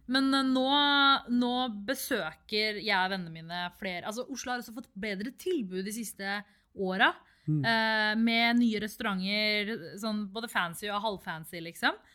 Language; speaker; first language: Norwegian; early bilingual, other home language; Tamil